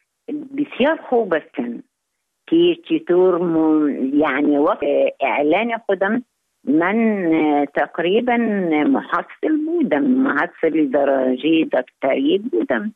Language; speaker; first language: Persian; non-native, learner; Arabic